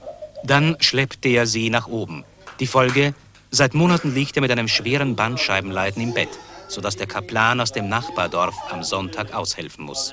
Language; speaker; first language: German; native; German